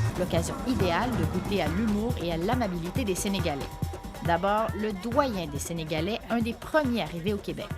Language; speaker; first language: French; native; French